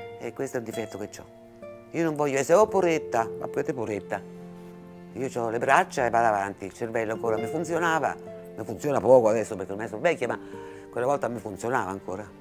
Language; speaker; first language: Italian; native; Italian